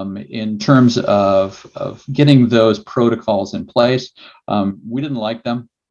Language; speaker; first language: English; native; English